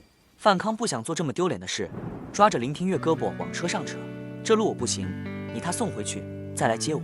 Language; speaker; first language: Chinese; native; Chinese